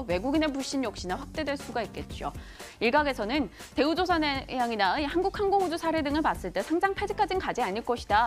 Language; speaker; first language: Korean; native; Korean